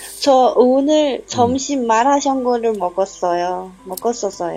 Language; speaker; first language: Korean; non-native, learner; Chinese